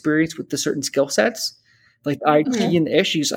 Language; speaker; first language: English; native; English